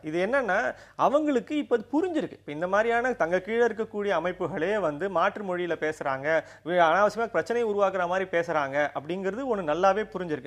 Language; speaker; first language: Tamil; native; Tamil